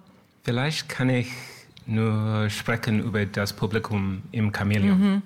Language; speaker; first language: German; non-native, learner; French